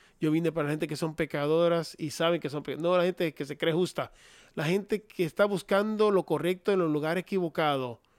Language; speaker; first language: Spanish; non-native, fluent; English